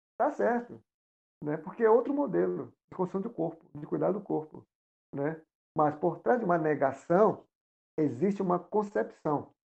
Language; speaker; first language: Portuguese; non-native, local second language; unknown